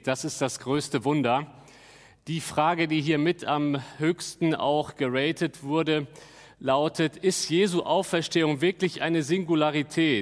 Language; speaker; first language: German; native; German